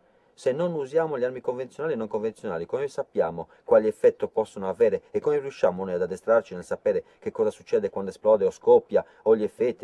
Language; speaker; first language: Italian; native; Italian